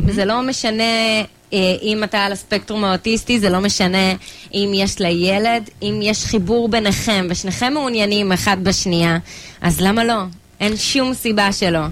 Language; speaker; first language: Hebrew; native; Hebrew